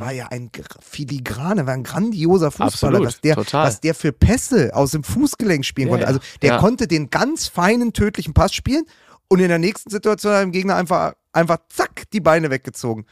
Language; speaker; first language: German; native; German